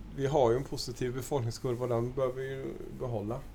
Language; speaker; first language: Swedish; native; Swedish